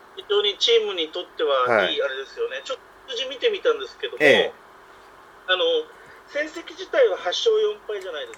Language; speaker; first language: Japanese; native; Japanese